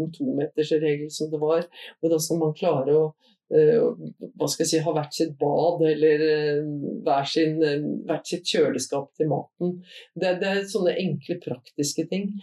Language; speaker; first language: Norwegian; native; Norwegian